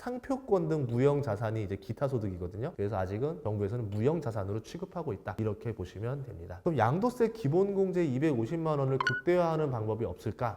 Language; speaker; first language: Korean; native; Korean